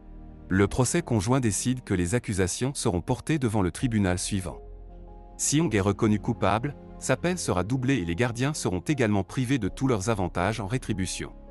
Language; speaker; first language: French; native; French